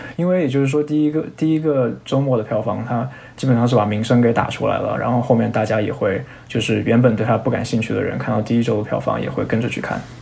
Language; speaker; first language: Chinese; native; Chinese